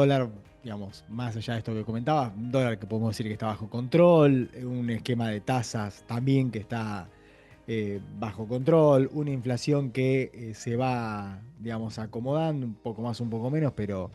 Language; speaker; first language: Spanish; native; Spanish